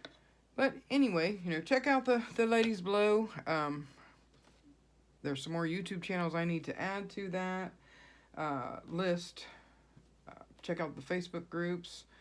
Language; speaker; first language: English; native; English